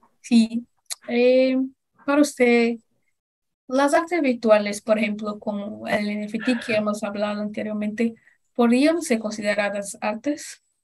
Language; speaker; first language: Spanish; non-native, learner; Portuguese